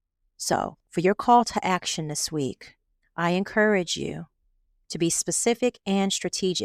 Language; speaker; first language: English; native; English